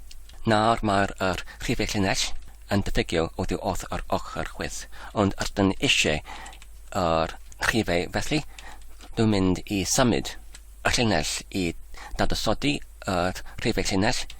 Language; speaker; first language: Welsh; non-native, fluent; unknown